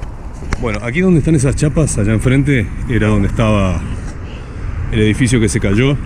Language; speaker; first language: Spanish; native; Spanish